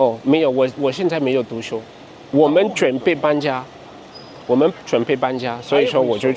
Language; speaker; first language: Chinese; non-native, fluent; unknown